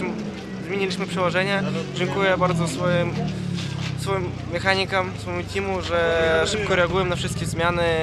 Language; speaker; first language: Polish; non-native, fluent; Russian